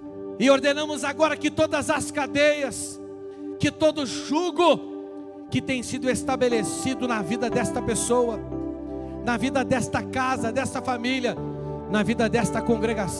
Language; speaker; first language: Portuguese; native; Portuguese